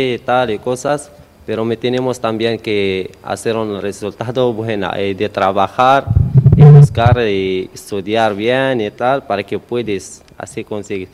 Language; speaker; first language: Spanish; non-native, learner; Arabic